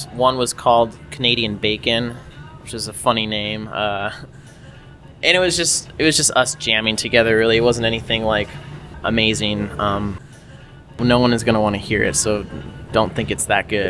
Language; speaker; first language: English; native; English